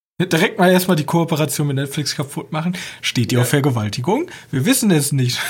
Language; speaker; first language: German; native; German